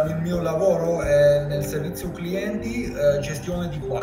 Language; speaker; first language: Italian; non-native, local second language; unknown